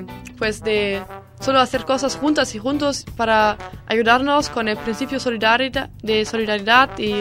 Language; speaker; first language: Spanish; non-native, learner; German